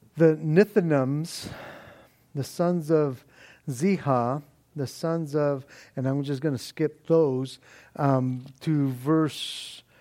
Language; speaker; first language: English; native; English